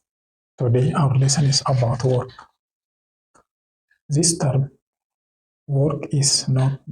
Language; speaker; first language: English; non-native, local second language; Oromo